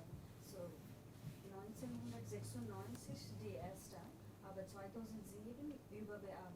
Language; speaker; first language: German; non-native, learner; English